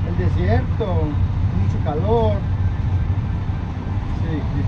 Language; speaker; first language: Spanish; non-native, learner; English